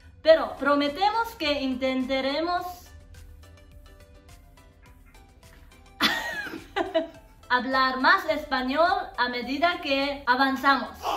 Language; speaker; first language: Spanish; non-native, learner; Japanese